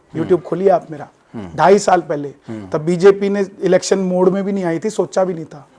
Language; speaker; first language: Hindi; non-native, local second language; Punjabi